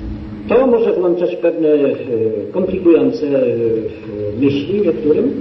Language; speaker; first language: Polish; native; Polish